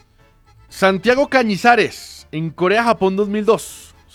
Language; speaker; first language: Spanish; native; Spanish